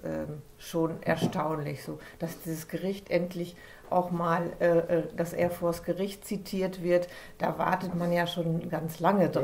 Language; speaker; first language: German; native; German